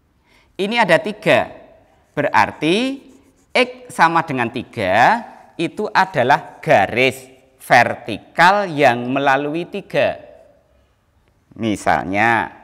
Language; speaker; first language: Indonesian; native; Indonesian